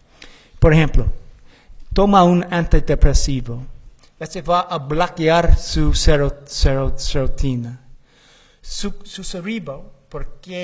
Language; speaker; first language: Spanish; non-native, learner; English